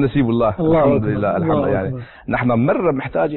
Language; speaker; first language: Arabic; non-native, learner; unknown